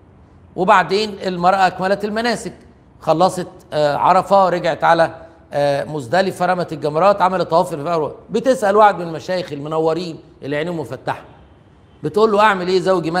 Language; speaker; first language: Arabic; native; Arabic